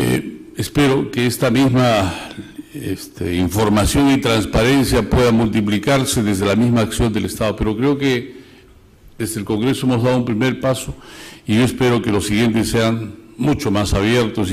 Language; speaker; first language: Spanish; native; Spanish